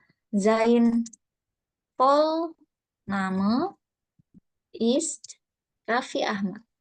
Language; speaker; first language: German; non-native, fluent; Indonesian